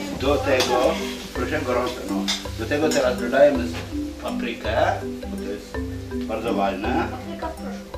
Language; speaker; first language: Polish; non-native, fluent; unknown